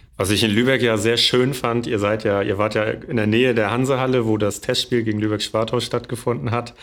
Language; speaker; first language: German; native; German